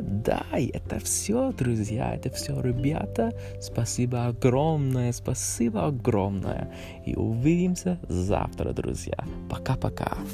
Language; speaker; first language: Russian; non-native, learner; English